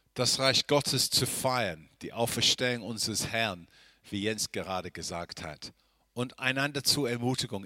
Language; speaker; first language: German; non-native, fluent; English